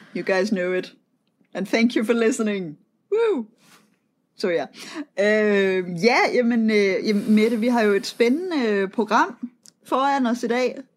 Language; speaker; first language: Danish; native; Danish